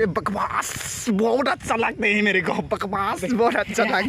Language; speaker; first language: Hindi; non-native, local second language; Assamese